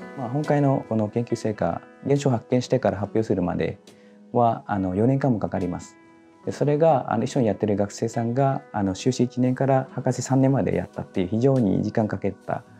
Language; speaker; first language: Japanese; non-native, fluent; Vietnamese